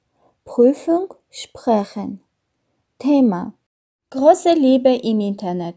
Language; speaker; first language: German; non-native, learner; Armenian